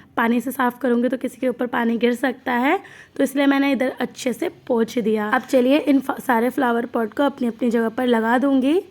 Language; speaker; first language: Hindi; non-native, local second language; Bangla